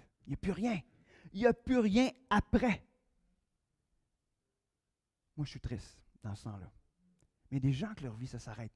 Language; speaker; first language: French; native; French